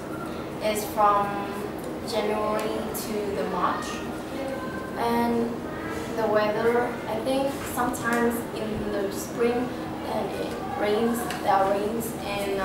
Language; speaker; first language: English; non-native, learner; Vietnamese